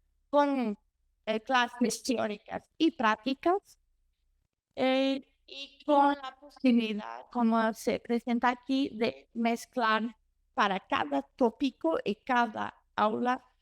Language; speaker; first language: Spanish; non-native, learner; Portuguese